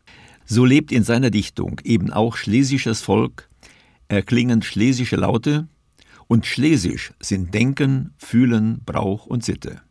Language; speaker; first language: German; native; German